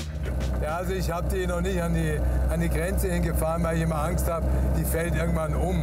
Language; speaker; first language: German; native; German